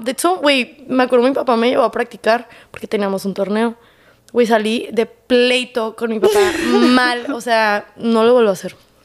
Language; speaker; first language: Spanish; native; Spanish